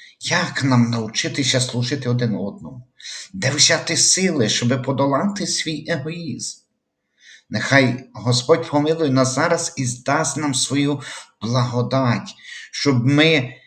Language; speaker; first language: Ukrainian; native; Ukrainian